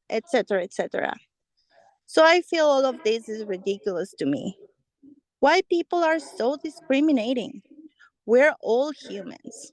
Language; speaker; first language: English; non-native, fluent; Spanish